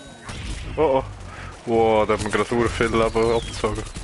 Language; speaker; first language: German; native; German